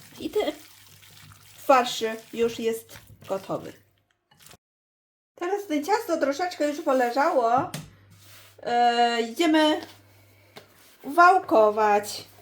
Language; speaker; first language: Polish; non-native, learner; Chinese